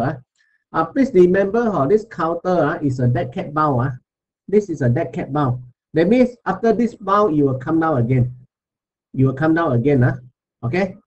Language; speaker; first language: English; non-native, local second language; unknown